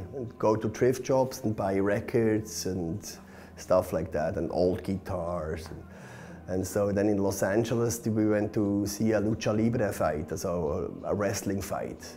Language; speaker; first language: English; non-native, fluent; Swiss German